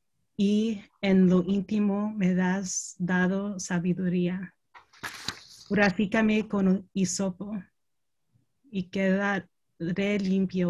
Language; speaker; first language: Spanish; early bilingual, heritage; Spanish